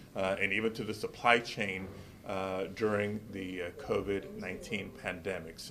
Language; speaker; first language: English; early bilingual, other home language; Spanish